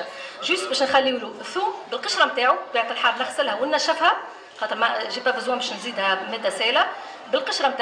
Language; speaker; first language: Arabic; native; Arabic